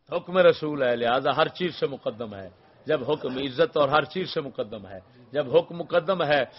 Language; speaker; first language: Urdu; non-native, local second language; Punjabi